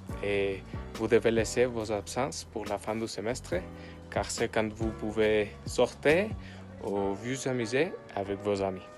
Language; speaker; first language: French; non-native, learner; Spanish